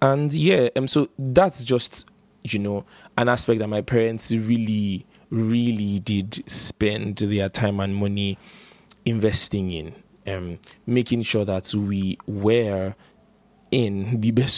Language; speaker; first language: English; non-native, local second language; Igbo